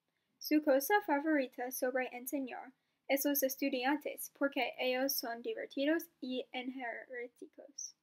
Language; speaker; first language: Spanish; non-native, learner; English